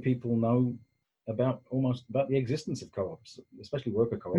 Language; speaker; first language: English; native; English